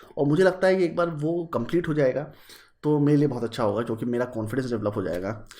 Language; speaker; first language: Hindi; native; Hindi